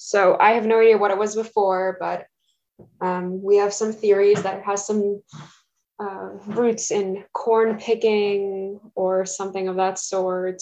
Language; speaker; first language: English; early bilingual, other home language; Russian